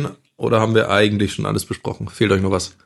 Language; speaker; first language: German; native; German